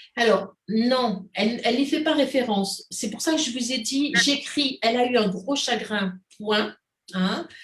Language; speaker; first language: French; native; French